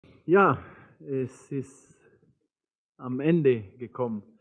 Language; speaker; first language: German; non-native, fluent; Spanish